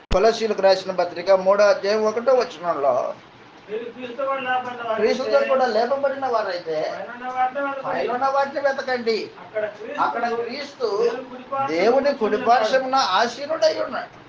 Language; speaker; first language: Telugu; native; Telugu